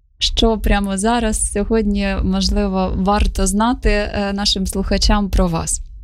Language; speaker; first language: Ukrainian; native; Ukrainian